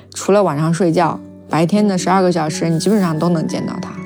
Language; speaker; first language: Chinese; native; Chinese